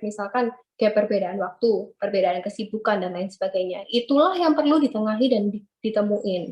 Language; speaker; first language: Indonesian; native; Indonesian